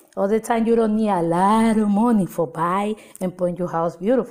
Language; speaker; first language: English; non-native, learner; Spanish